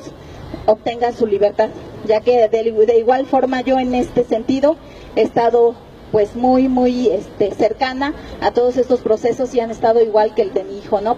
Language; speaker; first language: Spanish; native; Spanish